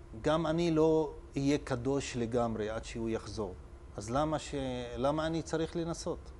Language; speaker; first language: Hebrew; non-native, local second language; Arabic